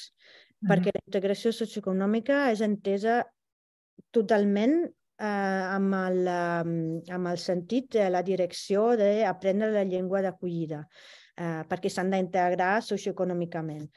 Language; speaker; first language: Catalan; non-native, fluent; Italian